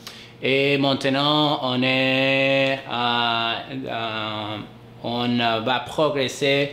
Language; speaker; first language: French; non-native, learner; Spanish